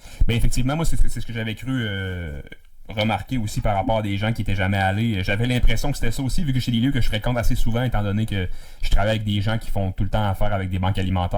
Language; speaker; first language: French; native; French